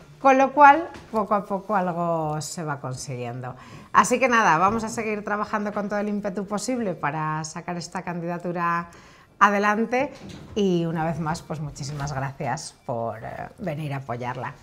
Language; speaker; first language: Spanish; native; Spanish